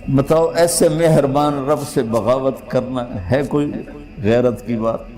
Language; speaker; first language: Urdu; non-native, local second language; Punjabi